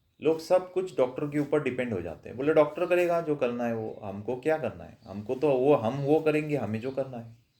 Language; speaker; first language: Hindi; non-native, local second language; Marathi